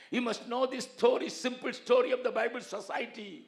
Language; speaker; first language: English; non-native, local second language; Tamil